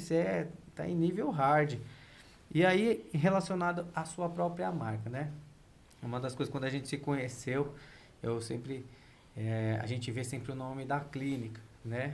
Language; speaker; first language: Portuguese; native; Portuguese